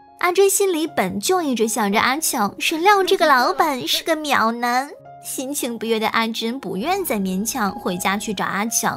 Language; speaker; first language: Chinese; native; Chinese